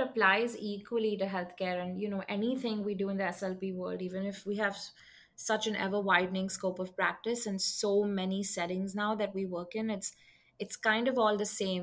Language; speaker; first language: English; non-native, local second language; Hindi